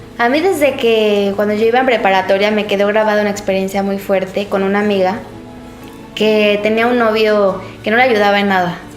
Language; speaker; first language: Spanish; native; Spanish